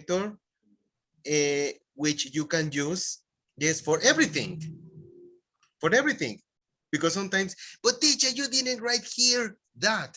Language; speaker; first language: English; non-native, fluent; Spanish